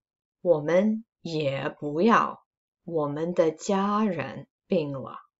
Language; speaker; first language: Chinese; non-native, fluent; English